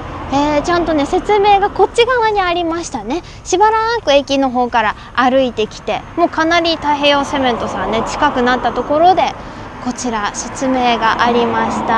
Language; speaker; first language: Japanese; native; Japanese